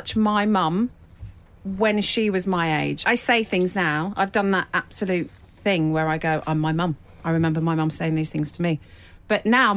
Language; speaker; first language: English; native; English